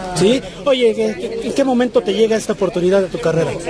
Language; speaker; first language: Spanish; native; Spanish